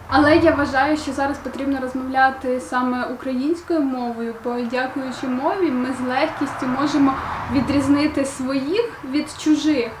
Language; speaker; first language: Ukrainian; native; Ukrainian